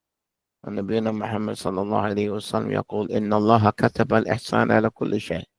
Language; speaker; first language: Arabic; non-native, fluent; English